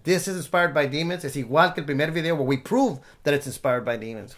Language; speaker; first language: English; early bilingual, other home language; Spanish